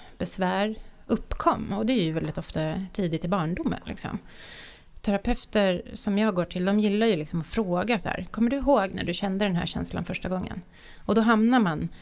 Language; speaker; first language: Swedish; native; Swedish